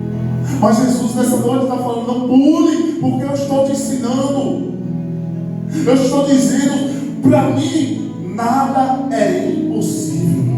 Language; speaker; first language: Portuguese; native; Portuguese